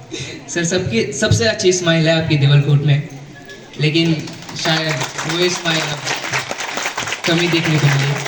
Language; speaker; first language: Hindi; native; Hindi